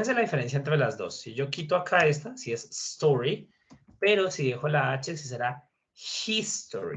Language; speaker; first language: Spanish; native; Spanish